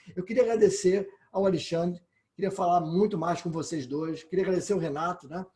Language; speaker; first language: Portuguese; native; Portuguese